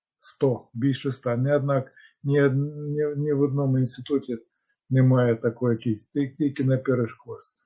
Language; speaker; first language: Ukrainian; non-native, local second language; Russian